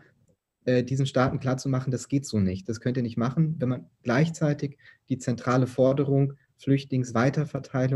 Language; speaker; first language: German; native; German